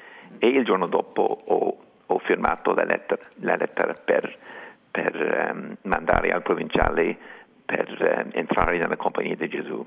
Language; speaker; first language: Italian; non-native, fluent; English